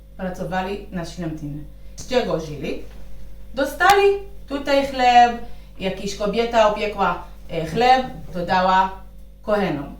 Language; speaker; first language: Polish; non-native, learner; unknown